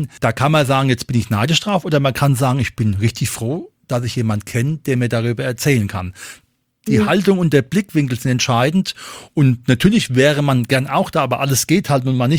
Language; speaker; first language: German; native; German